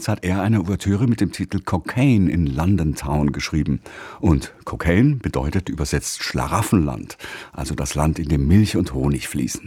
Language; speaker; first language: German; native; German